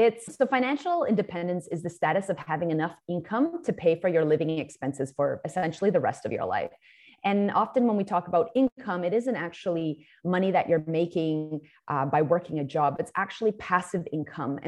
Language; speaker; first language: English; native; English